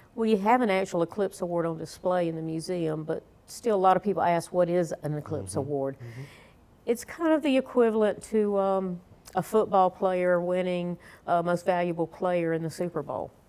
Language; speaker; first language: English; native; English